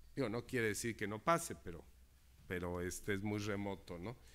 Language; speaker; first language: Spanish; native; Spanish